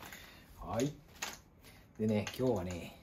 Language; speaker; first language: Japanese; native; Japanese